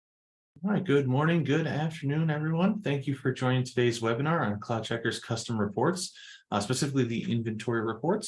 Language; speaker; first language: English; native; English